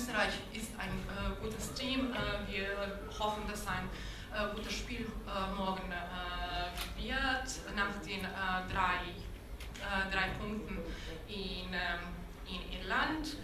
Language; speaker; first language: German; non-native, local second language; Bosnian